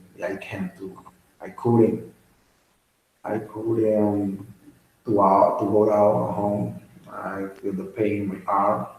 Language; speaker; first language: English; non-native, learner; Spanish